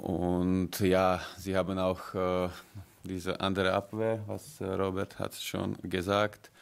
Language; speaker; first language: German; non-native, learner; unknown